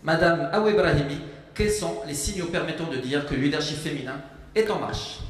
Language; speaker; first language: French; non-native, local second language; Arabic